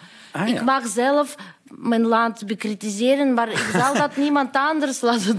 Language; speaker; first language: Dutch; non-native, fluent; Russian